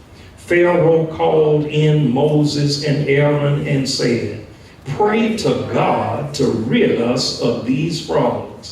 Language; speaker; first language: English; native; English